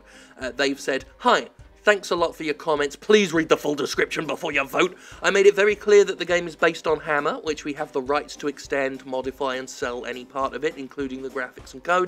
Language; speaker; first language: English; native; English